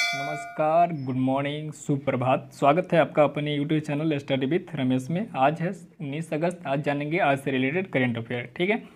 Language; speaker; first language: Hindi; native; Hindi